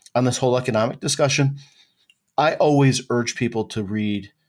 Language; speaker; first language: English; native; English